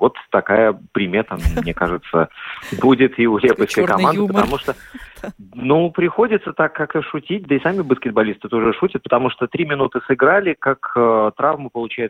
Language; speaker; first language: Russian; native; Russian